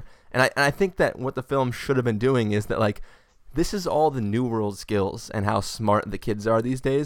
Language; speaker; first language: English; native; English